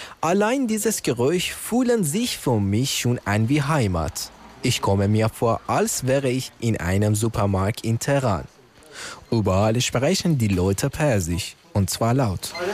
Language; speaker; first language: German; non-native, fluent; Persian